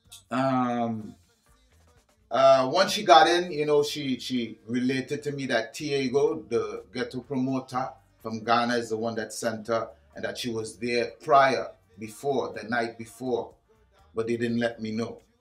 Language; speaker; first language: English; native; English